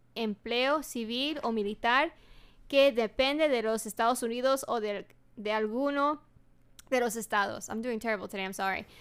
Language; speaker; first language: Spanish; early bilingual, heritage; Spanish